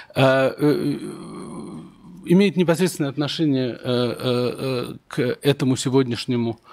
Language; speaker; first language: Russian; native; Russian